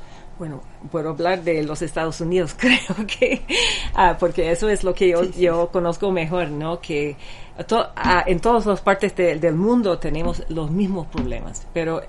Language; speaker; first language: Spanish; non-native, fluent; English